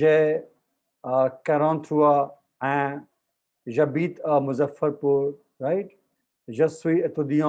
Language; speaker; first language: French; non-native, learner; Hindi